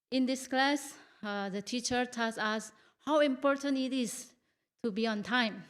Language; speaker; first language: English; non-native, learner; Indonesian